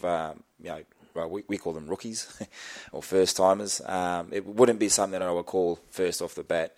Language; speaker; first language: English; native; English